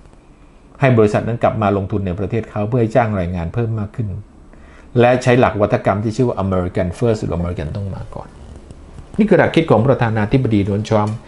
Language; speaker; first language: Thai; native; Thai